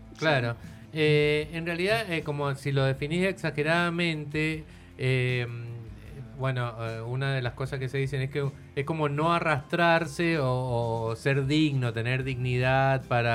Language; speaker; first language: Spanish; native; Spanish